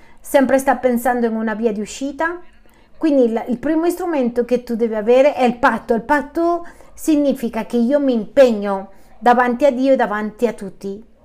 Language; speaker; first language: Italian; non-native, fluent; Spanish